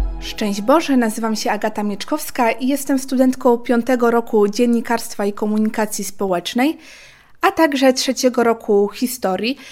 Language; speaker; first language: Polish; native; Polish